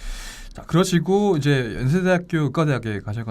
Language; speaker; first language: Korean; native; Korean